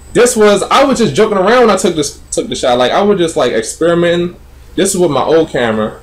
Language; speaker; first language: English; native; English